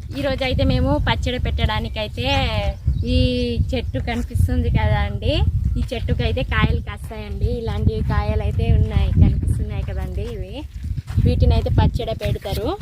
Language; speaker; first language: Telugu; non-native, local second language; Marathi